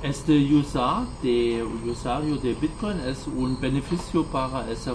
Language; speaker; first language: Spanish; non-native, learner; German